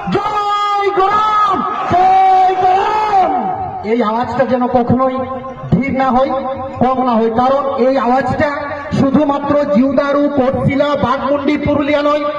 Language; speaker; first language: Bangla; non-native, local second language; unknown